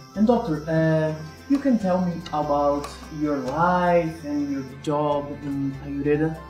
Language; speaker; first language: English; non-native, learner; Portuguese